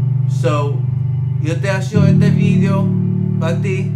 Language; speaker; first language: Spanish; non-native, learner; English